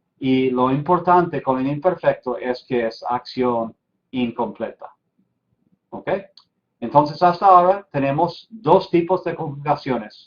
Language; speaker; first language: Spanish; non-native, fluent; English